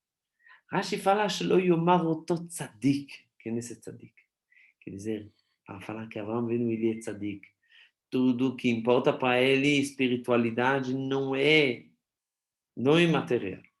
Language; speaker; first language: Portuguese; non-native, fluent; Hebrew